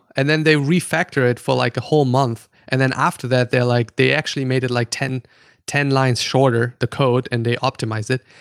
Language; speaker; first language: English; non-native, fluent; German